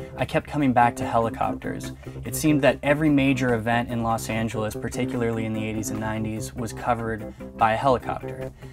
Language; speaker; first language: English; native; English